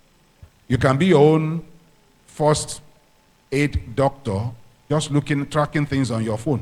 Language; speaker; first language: English; non-native, local second language; Yoruba